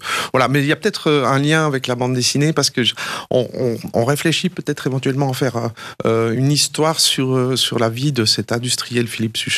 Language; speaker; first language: French; native; French